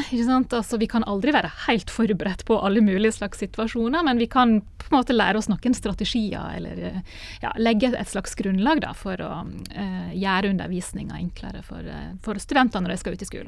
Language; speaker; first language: Norwegian; native; Norwegian